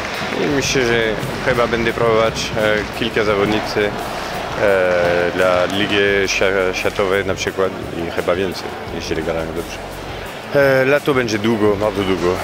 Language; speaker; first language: Polish; non-native, learner; French